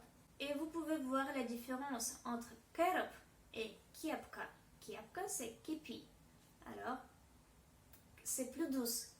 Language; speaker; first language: French; non-native, fluent; Russian